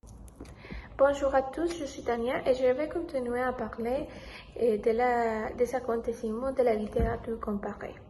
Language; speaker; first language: French; non-native, learner; Spanish